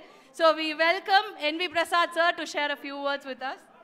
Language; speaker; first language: Tamil; native; Tamil